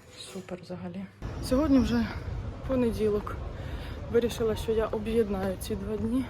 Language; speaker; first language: Ukrainian; native; Ukrainian